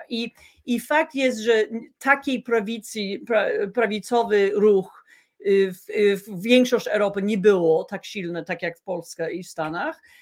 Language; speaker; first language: Polish; non-native, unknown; English